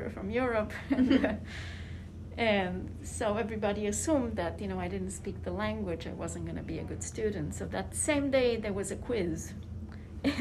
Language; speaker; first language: English; non-native, fluent; Romanian